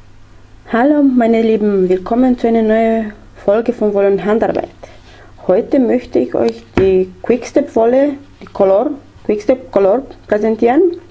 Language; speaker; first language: German; non-native, fluent; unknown